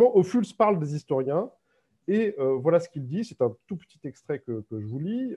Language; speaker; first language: French; native; French